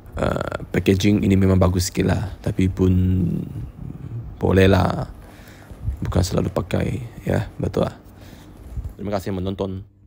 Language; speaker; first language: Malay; non-native, local second language; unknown